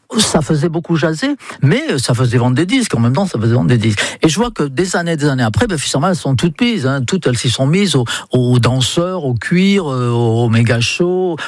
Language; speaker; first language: French; non-native, fluent; English